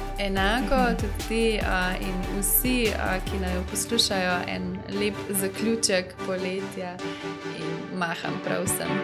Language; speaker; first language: Slovenian; native; Slovenian